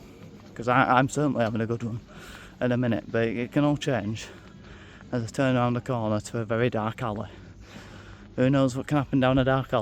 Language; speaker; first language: English; native; English